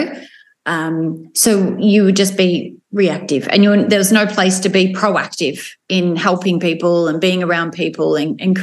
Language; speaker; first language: English; native; English